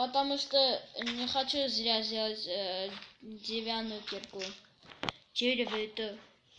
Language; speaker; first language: Russian; early bilingual, heritage; Russian